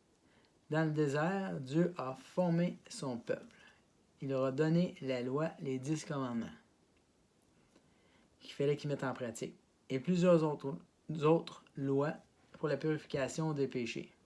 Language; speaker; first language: French; native; French